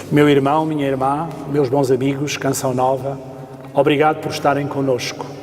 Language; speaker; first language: Portuguese; native; Portuguese